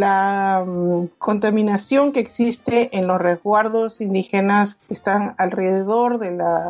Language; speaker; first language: Spanish; native; Spanish